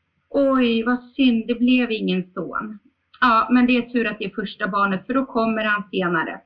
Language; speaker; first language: Swedish; early bilingual, other home language; Bosnian